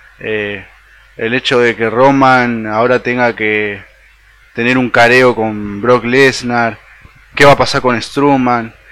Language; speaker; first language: Spanish; native; Spanish